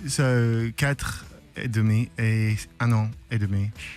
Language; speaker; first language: French; non-native, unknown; English